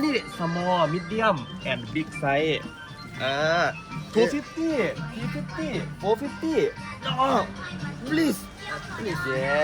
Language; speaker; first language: English; non-native, learner; Thai